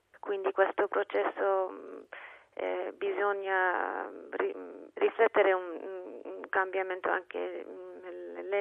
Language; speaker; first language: Italian; non-native, fluent; English